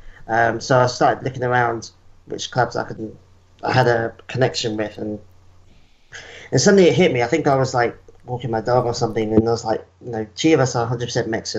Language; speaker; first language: English; native; English